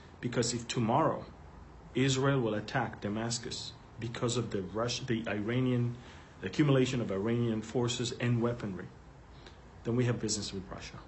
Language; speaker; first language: English; non-native, fluent; Hebrew